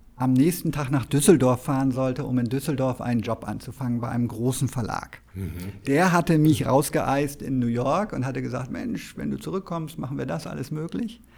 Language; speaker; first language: German; native; German